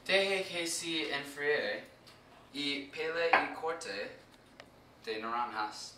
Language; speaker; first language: Spanish; non-native, learner; English